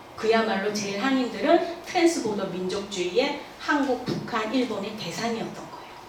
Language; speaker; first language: Korean; native; Korean